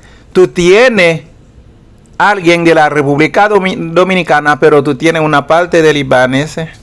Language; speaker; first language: Spanish; non-native, fluent; Haitian Creole